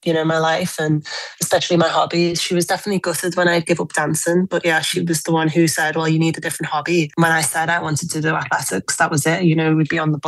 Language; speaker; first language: English; native; English